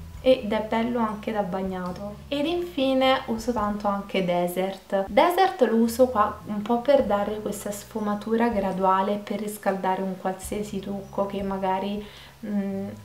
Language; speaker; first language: Italian; native; Italian